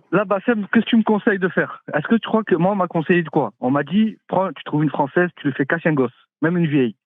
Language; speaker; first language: French; non-native, local second language; Arabic